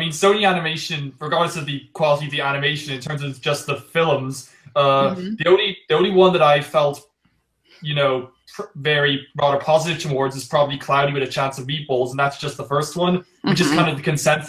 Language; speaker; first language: English; native; English